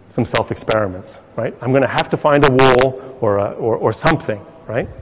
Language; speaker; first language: English; native; English